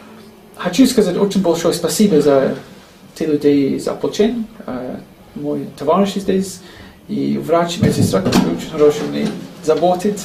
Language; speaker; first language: Russian; non-native, learner; English